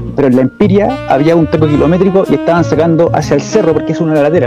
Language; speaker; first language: Spanish; native; Spanish